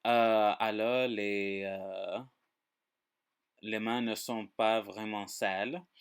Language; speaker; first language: French; non-native, learner; English